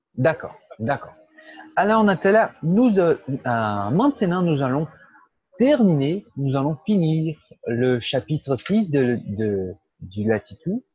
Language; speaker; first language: French; non-native, fluent; Portuguese